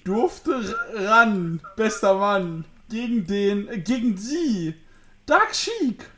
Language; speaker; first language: German; native; German